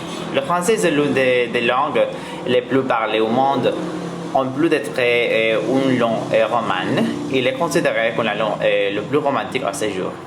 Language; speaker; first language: French; non-native, learner; Spanish